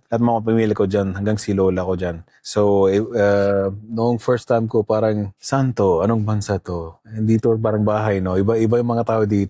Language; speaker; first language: Filipino; early bilingual, heritage; Filipino